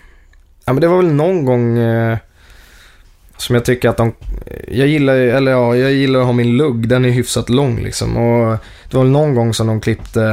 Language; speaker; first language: Swedish; native; Swedish